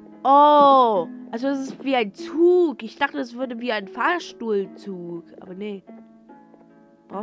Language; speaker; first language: German; non-native, learner; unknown